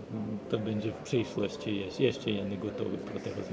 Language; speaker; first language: Polish; non-native, learner; Ukrainian